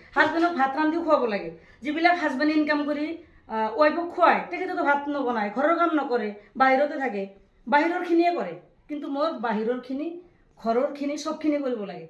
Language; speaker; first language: Assamese; non-native, local second language; Bangla